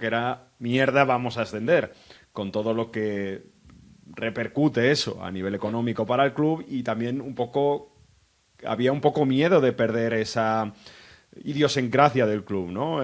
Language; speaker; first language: Spanish; native; Spanish